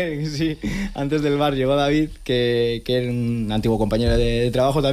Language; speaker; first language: Spanish; native; Spanish